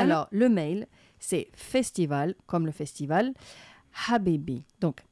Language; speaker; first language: French; native; French